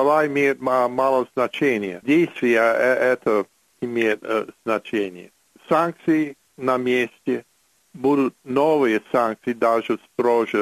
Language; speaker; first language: Russian; non-native, fluent; English